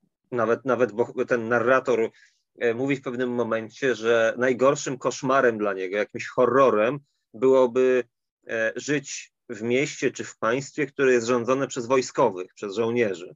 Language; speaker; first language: Polish; native; Polish